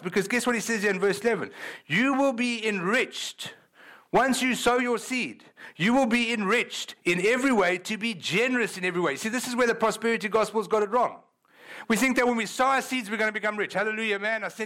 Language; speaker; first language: English; native; English